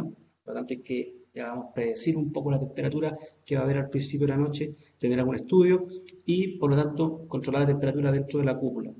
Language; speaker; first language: Spanish; native; Spanish